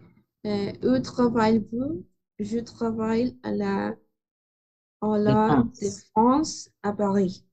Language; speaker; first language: French; non-native, learner; Spanish